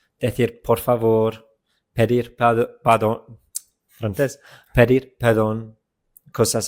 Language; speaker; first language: Spanish; non-native, fluent; English